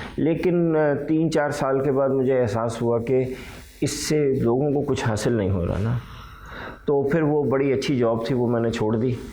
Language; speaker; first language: Urdu; early bilingual, heritage; Urdu